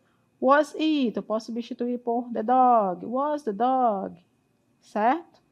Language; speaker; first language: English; non-native, fluent; Portuguese